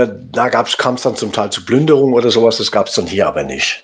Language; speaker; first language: German; native; German